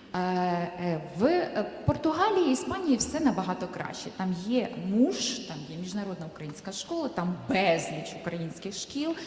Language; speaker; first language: Ukrainian; native; Ukrainian